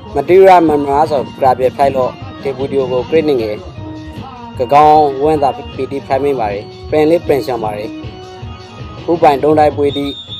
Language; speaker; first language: Burmese; native; Burmese